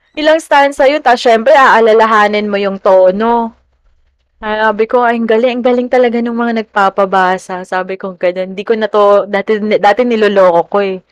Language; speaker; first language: Filipino; native; Filipino